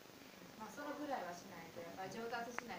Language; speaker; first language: Japanese; non-native, fluent; Armenian